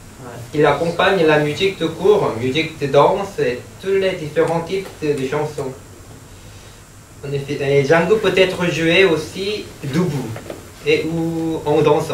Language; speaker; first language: French; non-native, learner; Korean